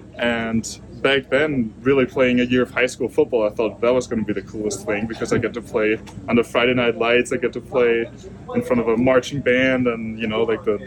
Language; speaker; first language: English; non-native, fluent; German